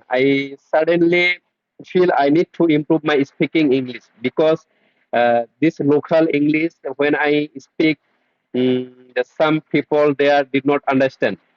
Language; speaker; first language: English; non-native, learner; Bangla